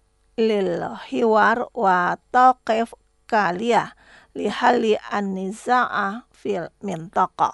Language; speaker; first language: Arabic; non-native, fluent; Indonesian